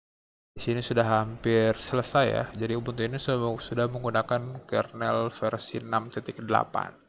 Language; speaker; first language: Indonesian; native; Indonesian